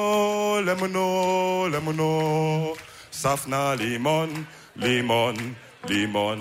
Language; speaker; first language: German; early bilingual, other home language; Wolof